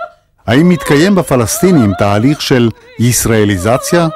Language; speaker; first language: Hebrew; native; Hebrew